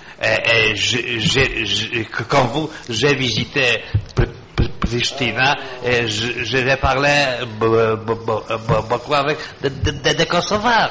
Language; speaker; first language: French; non-native, fluent; Polish